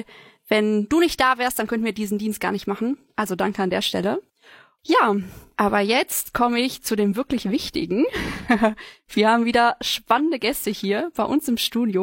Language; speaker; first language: German; native; German